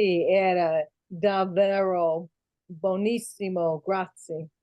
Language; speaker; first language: Italian; non-native, learner; English